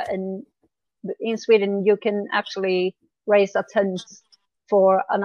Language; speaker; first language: English; non-native, fluent; Swedish